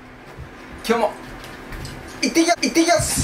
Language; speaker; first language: Japanese; native; Japanese